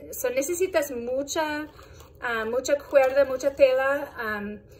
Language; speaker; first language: Spanish; non-native, fluent; English